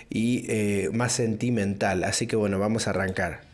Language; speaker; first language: Spanish; native; Spanish